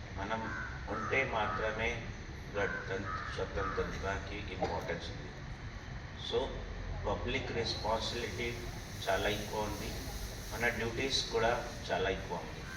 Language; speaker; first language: Telugu; non-native, local second language; Hindi